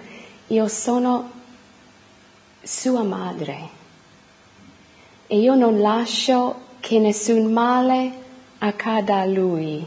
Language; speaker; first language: Italian; non-native, fluent; English